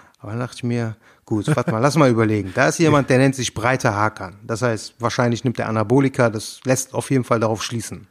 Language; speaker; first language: German; early bilingual, other home language; Turkish